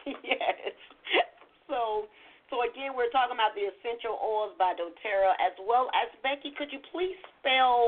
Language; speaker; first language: English; native; English